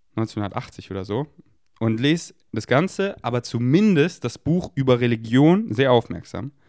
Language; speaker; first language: German; native; German